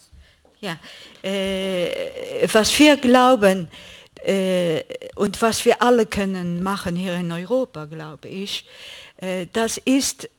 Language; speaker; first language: German; non-native, fluent; Greek